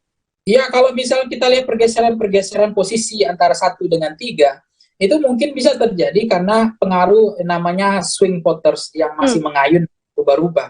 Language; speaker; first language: Indonesian; native; Indonesian